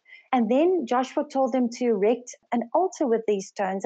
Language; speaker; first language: English; non-native, local second language; Afrikaans